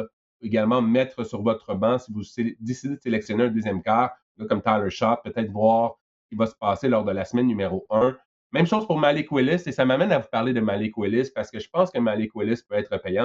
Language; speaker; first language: French; native; French